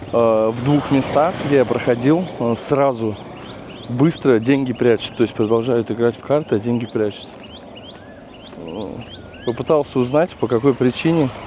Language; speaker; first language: Russian; native; Russian